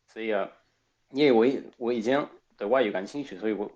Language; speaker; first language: Chinese; non-native, fluent; Spanish